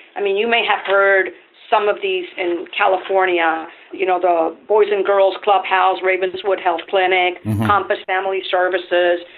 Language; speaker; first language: English; non-native, fluent; Spanish